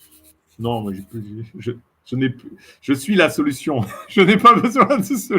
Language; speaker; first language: French; native; French